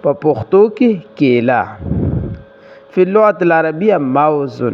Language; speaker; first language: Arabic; non-native, learner; Pashto